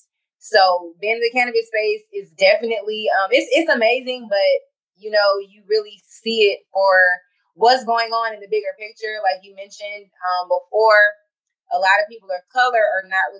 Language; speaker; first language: English; native; English